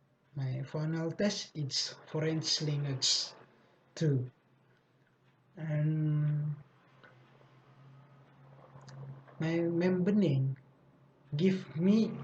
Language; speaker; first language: English; non-native, learner; Indonesian